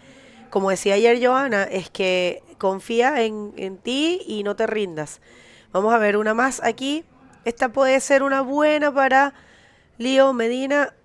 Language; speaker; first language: Spanish; native; Spanish